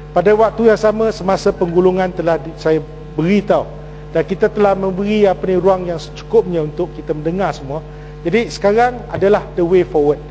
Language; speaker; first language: Malay; non-native, local second language; Chinese